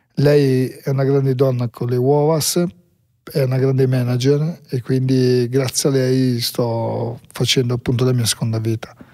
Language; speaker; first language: Italian; native; Italian